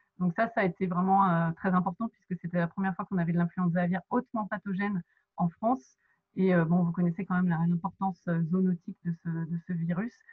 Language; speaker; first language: French; native; French